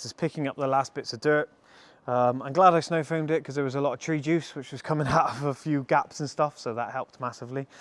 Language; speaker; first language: English; native; English